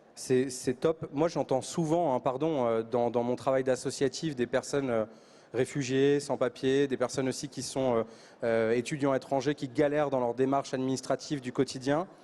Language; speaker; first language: French; native; French